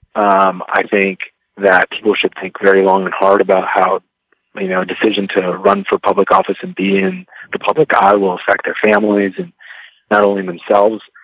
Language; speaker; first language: English; early bilingual, other home language; Spanish